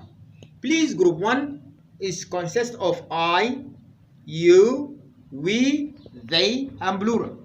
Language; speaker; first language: English; non-native, fluent; Arabic